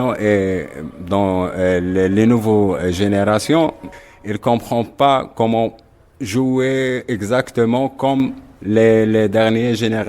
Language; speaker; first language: French; non-native, local second language; Arabic